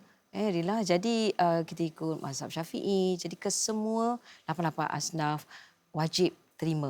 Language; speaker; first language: Malay; native; Malay